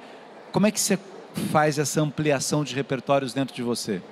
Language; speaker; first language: Portuguese; native; Portuguese